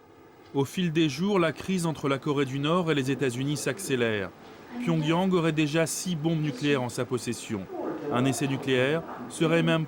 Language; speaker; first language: French; native; French